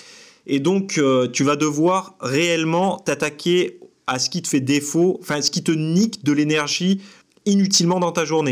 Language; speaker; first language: French; native; French